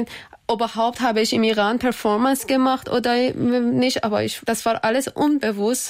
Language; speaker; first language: German; non-native, learner; Persian